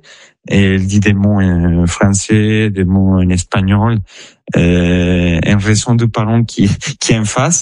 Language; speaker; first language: French; non-native, fluent; Spanish